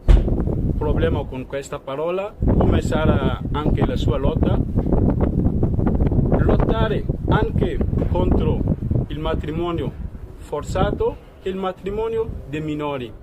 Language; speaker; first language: Italian; non-native, fluent; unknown